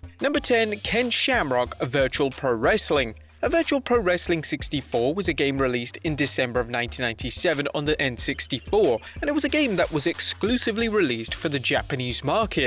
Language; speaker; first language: English; native; English